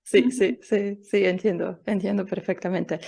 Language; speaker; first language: Spanish; non-native, learner; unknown